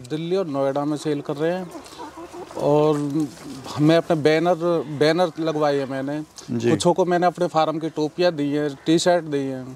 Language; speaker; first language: Hindi; native; Hindi